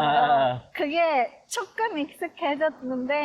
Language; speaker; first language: Korean; non-native, fluent; Japanese